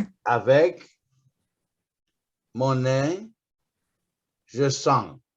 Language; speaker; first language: French; non-native, learner; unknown